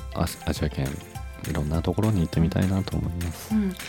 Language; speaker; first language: Japanese; native; Japanese